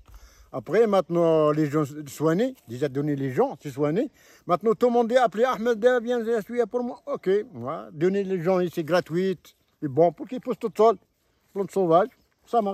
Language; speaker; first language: French; non-native, learner; Arabic